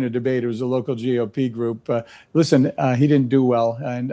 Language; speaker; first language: English; native; English